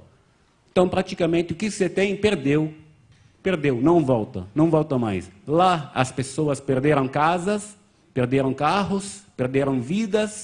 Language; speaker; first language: Portuguese; non-native, fluent; Arabic